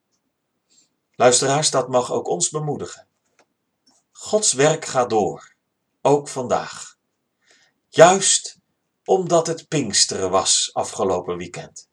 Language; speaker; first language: Dutch; native; Dutch